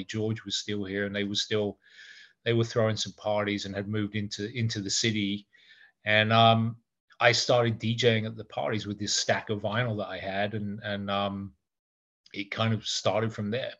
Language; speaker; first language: English; native; English